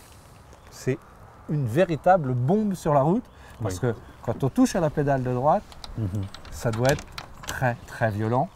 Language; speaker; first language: French; native; French